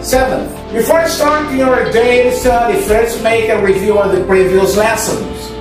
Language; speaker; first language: English; non-native, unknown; Portuguese